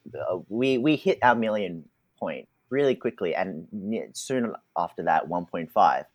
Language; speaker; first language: English; native; English